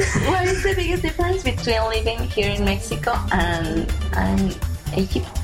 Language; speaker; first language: English; non-native, fluent; Spanish